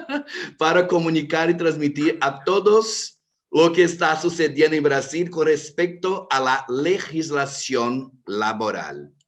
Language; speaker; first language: Spanish; non-native, fluent; Portuguese